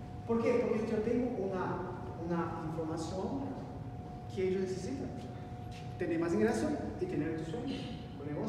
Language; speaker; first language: Spanish; non-native, learner; Portuguese